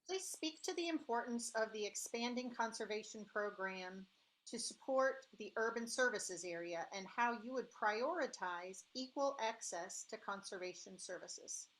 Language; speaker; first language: English; native; English